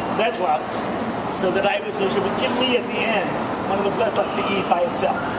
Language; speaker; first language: English; native; English